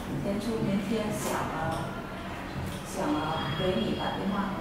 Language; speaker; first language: Chinese; non-native, learner; Vietnamese